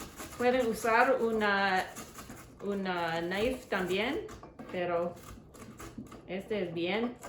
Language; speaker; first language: Spanish; non-native, learner; English